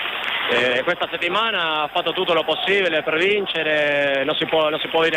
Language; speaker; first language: Italian; non-native, fluent; Spanish